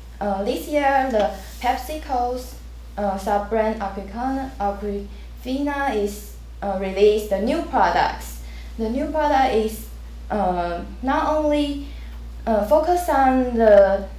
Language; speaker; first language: English; non-native, learner; Chinese